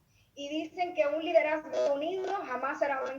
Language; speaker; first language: Spanish; native; Spanish